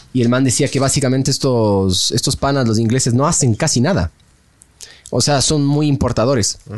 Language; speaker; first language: Spanish; native; Spanish